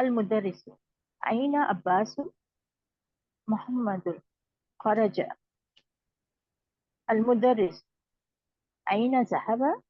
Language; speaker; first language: Arabic; non-native, learner; Urdu